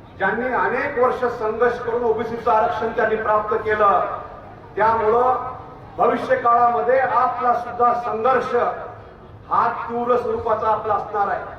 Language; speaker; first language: Marathi; non-native, local second language; Lambadi